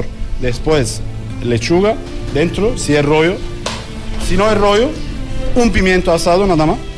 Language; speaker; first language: Spanish; non-native, learner; Turkish